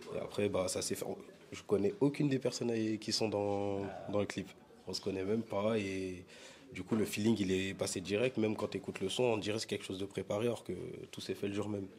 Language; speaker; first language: French; native; French